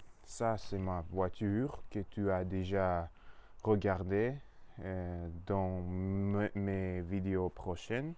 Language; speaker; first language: French; non-native, learner; Russian